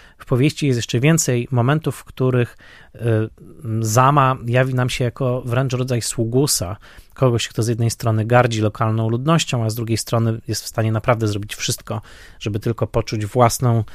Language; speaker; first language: Polish; native; Polish